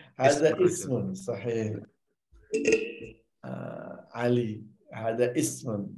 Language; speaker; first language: Arabic; non-native, learner; Indonesian